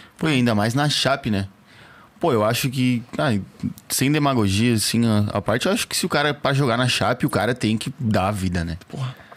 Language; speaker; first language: Portuguese; native; Portuguese